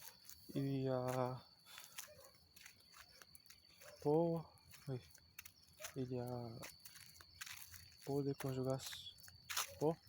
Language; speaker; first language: French; non-native, learner; Portuguese